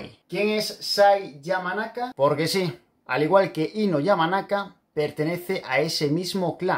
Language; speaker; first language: Spanish; native; Spanish